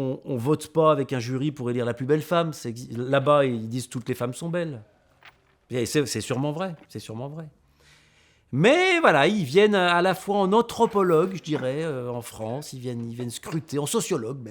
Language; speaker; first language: French; native; French